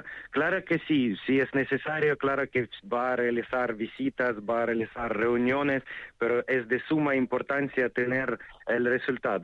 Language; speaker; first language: Spanish; non-native, fluent; Ukrainian